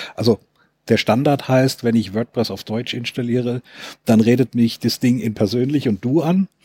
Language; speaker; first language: German; native; German